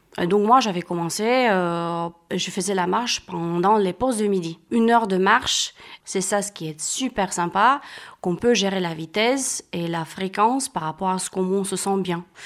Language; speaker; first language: French; non-native, fluent; Romanian